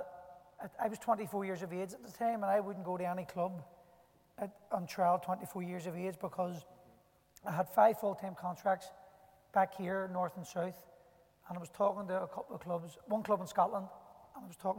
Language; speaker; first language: English; native; English